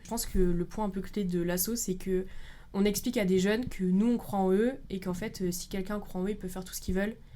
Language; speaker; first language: French; native; French